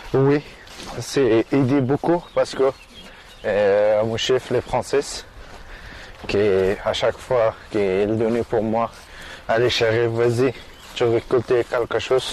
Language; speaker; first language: French; non-native, learner; Persian